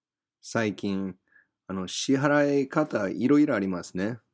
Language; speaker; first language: Japanese; non-native, fluent; English